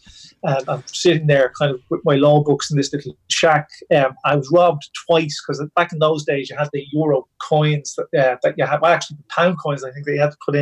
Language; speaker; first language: English; native; English